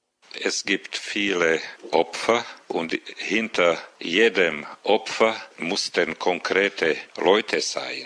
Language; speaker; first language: German; non-native, fluent; Slovak